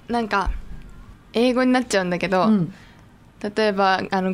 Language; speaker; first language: Japanese; native; Japanese